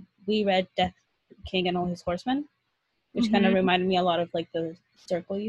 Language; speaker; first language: English; non-native, fluent; Spanish